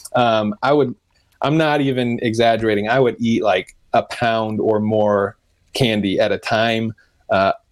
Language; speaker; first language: English; native; English